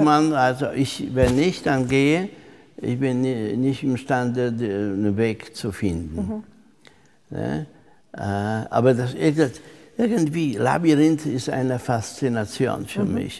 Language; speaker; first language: German; non-native, fluent; Polish